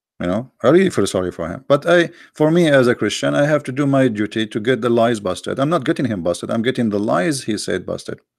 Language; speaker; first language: English; non-native, fluent; Arabic